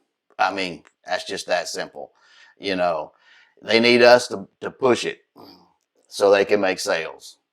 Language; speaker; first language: English; native; English